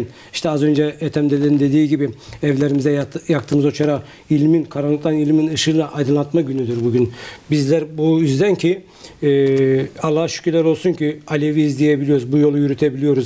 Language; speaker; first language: Turkish; native; Turkish